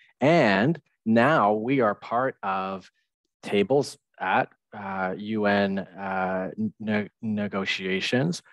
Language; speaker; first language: English; native; English